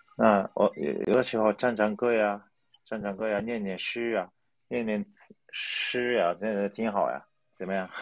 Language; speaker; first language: Chinese; non-native, fluent; Japanese